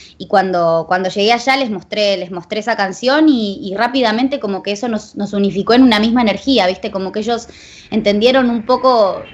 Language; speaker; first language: Spanish; native; Spanish